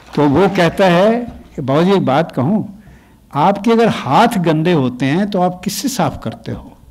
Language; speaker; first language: Hindi; native; Hindi